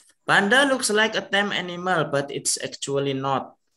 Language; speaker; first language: English; non-native, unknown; Indonesian